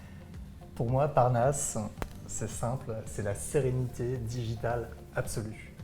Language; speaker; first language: French; native; French